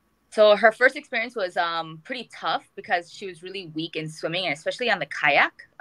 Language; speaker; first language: English; early bilingual, other home language; Korean